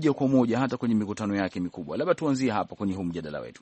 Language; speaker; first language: Swahili; native; Swahili